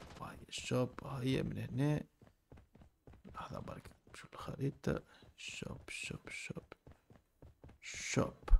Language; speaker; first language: Arabic; native; Arabic